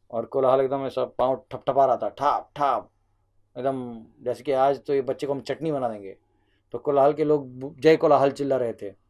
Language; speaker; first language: Hindi; native; Hindi